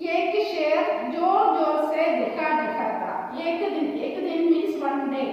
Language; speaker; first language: Hindi; non-native, local second language; Malayalam